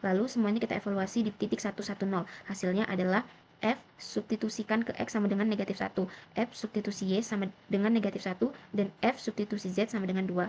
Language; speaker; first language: Indonesian; native; Indonesian